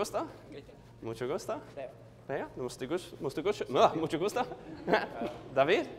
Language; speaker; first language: Spanish; non-native, learner; English